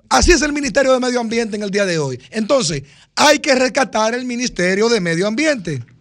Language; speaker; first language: Spanish; native; Spanish